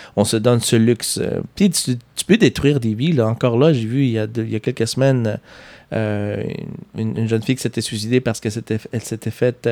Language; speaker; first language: French; non-native, fluent; Spanish